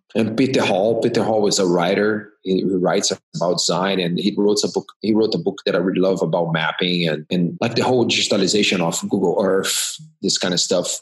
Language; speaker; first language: English; non-native, fluent; Portuguese